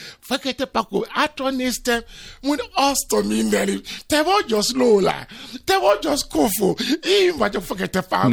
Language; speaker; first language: Hungarian; non-native, fluent; Yoruba